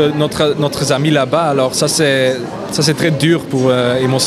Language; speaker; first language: French; non-native, local second language; Dutch